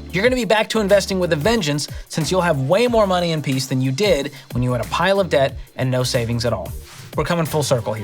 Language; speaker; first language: English; native; English